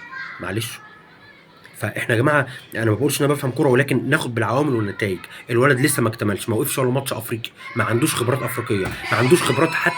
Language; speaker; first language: Arabic; native; Arabic